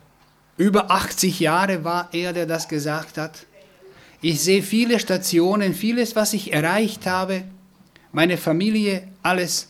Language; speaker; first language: German; non-native, fluent; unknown